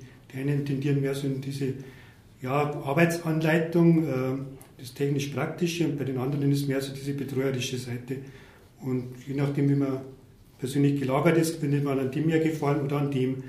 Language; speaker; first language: German; native; German